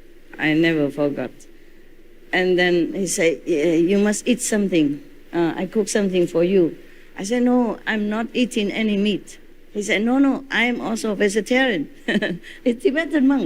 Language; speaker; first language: English; non-native, fluent; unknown